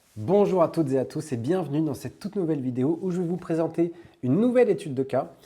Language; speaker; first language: French; native; French